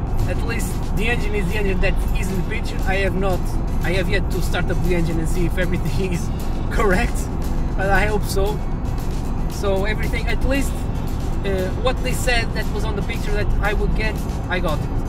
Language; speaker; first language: English; non-native, fluent; Portuguese